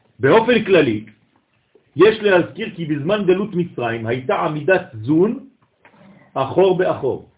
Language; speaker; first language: Hebrew; non-native, fluent; French